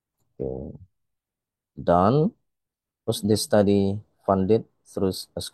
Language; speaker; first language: English; non-native, fluent; Indonesian